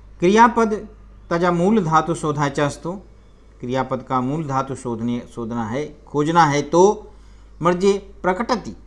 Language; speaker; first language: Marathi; non-native, local second language; Hindi